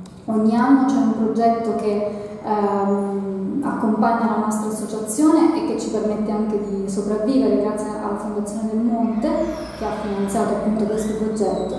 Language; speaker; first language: Italian; native; Italian